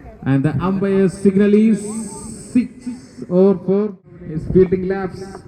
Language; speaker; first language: English; non-native, local second language; Malayalam